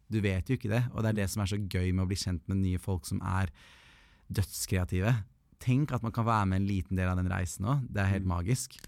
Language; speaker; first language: Norwegian; native; Norwegian